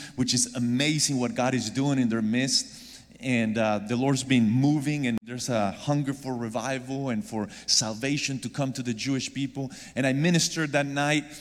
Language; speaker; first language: English; non-native, fluent; Spanish